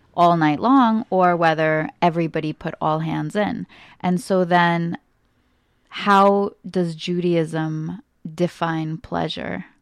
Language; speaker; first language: English; early bilingual, other home language; Ukrainian